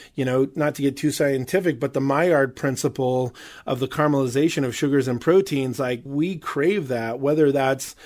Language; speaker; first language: English; native; English